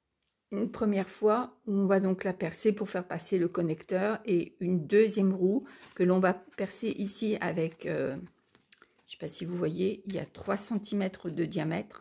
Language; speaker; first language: French; native; French